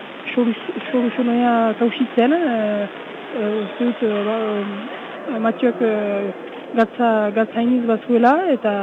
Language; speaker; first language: Basque; native; Basque